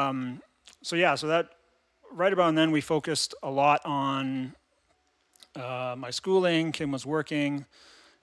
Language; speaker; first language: English; native; English